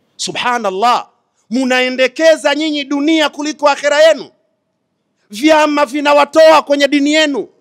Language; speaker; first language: Swahili; native; Swahili